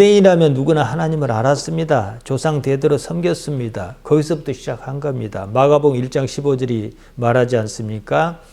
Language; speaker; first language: Korean; native; Korean